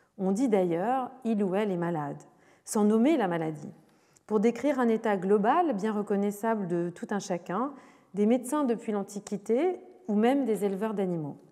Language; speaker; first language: French; native; French